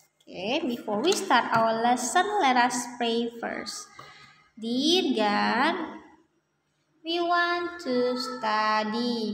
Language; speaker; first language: English; non-native, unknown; Indonesian